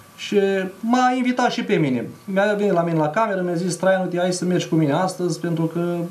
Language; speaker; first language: Romanian; native; Romanian